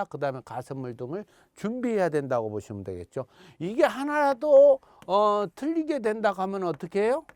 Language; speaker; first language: Korean; native; Korean